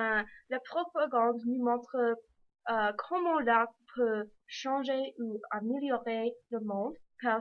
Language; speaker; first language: French; non-native, learner; English